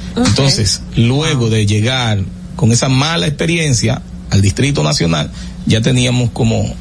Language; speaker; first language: Spanish; native; Spanish